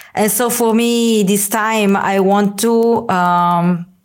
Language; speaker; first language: English; non-native, fluent; Italian